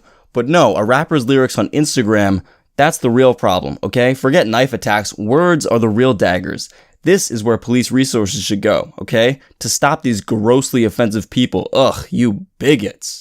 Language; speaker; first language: English; native; English